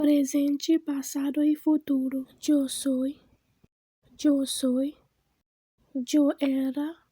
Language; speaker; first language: Spanish; non-native, fluent; Haitian Creole